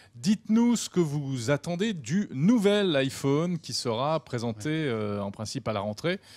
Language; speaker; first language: French; native; French